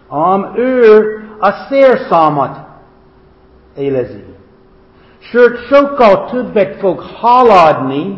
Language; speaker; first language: Hungarian; non-native, fluent; English